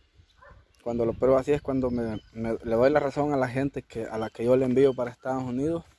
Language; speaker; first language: Spanish; native; Spanish